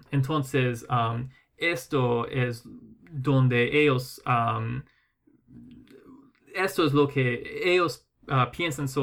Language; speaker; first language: Spanish; non-native, fluent; English